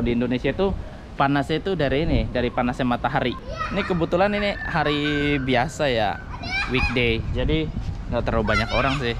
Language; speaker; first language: Indonesian; native; Indonesian